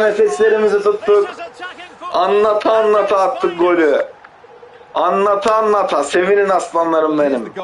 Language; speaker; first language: Turkish; native; Turkish